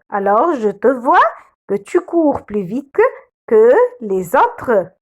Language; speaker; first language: French; non-native, fluent; Arabic